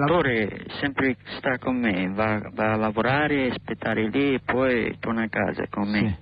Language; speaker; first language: Italian; non-native, learner; English